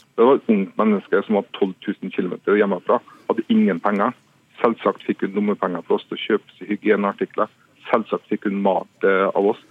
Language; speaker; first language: Norwegian; native; Norwegian